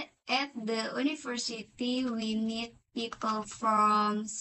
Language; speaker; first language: English; non-native, learner; Indonesian